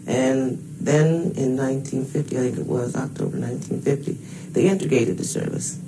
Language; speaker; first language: English; native; English